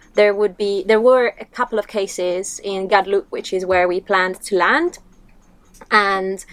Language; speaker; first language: English; non-native, fluent; Italian